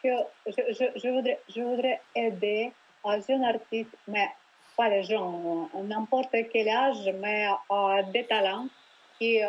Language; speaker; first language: French; non-native, learner; Russian